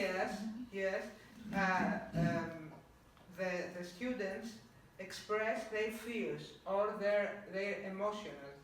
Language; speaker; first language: English; non-native, learner; Greek